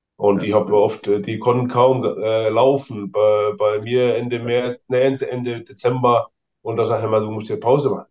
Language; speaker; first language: German; non-native, fluent; Icelandic